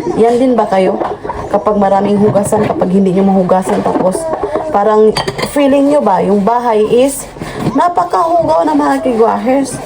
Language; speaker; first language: Filipino; non-native, local second language; Cebuano